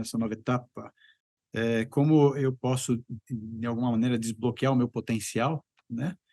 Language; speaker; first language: Portuguese; native; Portuguese